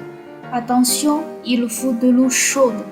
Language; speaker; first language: French; non-native, fluent; Chinese